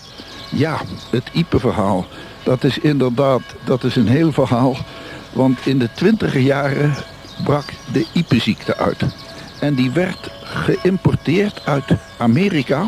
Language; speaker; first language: Dutch; native; Dutch